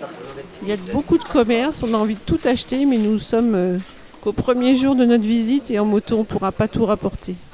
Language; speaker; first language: French; native; French